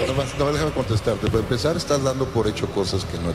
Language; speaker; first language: Spanish; native; Spanish